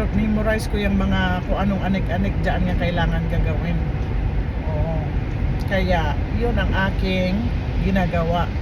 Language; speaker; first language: Filipino; non-native, local second language; Cebuano